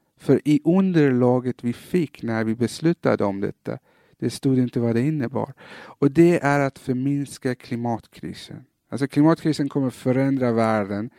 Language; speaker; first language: Swedish; native; Swedish